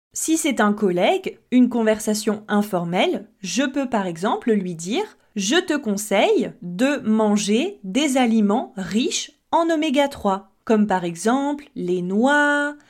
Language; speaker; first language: French; native; French